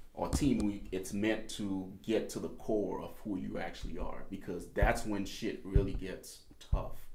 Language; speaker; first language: English; native; English